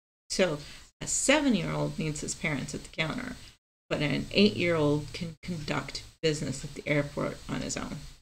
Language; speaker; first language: English; non-native, fluent; Spanish